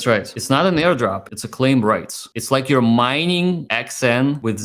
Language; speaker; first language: English; native; English